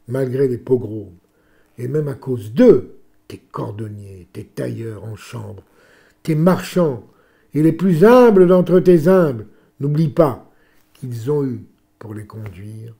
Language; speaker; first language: French; native; French